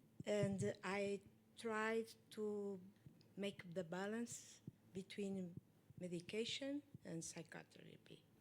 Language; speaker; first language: English; non-native, learner; Portuguese